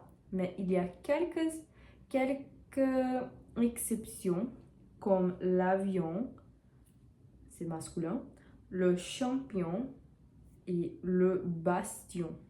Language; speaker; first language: French; non-native, learner; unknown